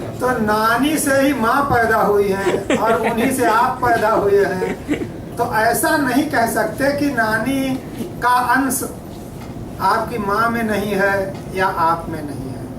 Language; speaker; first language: Hindi; native; Hindi